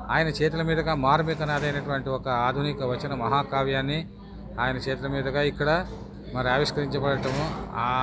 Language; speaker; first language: Telugu; native; Telugu